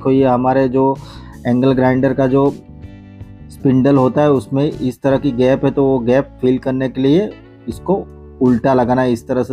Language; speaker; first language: Hindi; native; Hindi